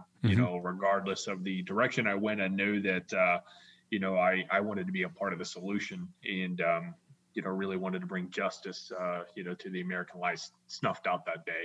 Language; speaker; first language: English; native; English